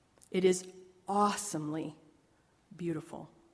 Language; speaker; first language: English; native; English